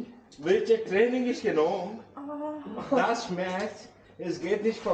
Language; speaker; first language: German; non-native, learner; Hindi